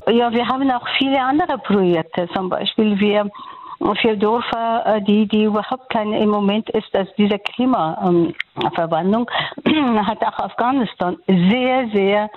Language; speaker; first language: German; non-native, fluent; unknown